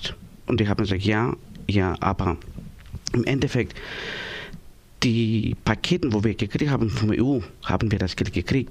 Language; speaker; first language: German; non-native, learner; Greek